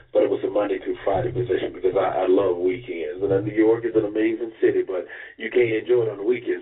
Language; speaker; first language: English; native; English